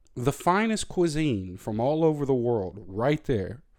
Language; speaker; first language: English; native; English